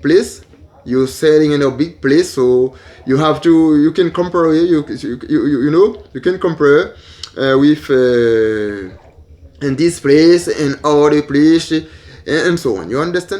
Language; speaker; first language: English; non-native, learner; Haitian Creole